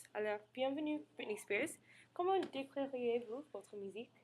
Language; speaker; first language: French; non-native, learner; English